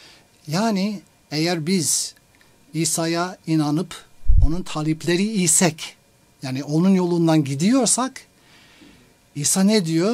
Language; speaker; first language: Turkish; non-native, fluent; English